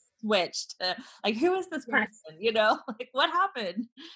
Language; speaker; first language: English; native; English